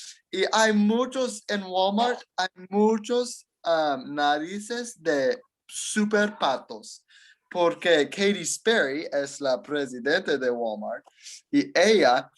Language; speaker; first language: Spanish; non-native, learner; English